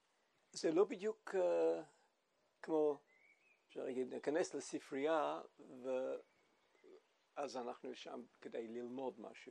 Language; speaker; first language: Hebrew; non-native, fluent; English